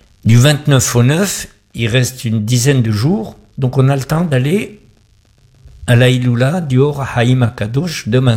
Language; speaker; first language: French; native; French